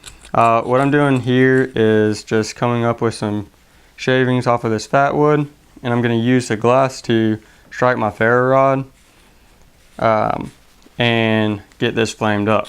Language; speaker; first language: English; native; English